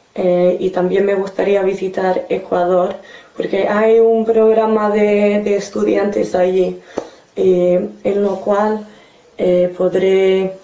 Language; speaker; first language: Spanish; non-native, fluent; English